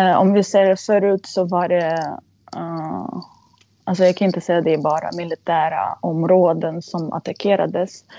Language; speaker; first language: Swedish; non-native, fluent; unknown